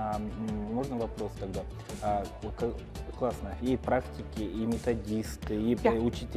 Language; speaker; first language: Russian; non-native, local second language; Kyrgyz